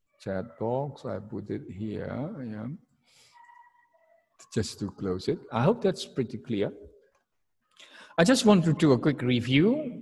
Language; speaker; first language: English; non-native, fluent; Indonesian